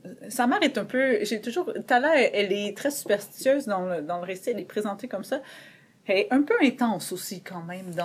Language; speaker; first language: French; native; French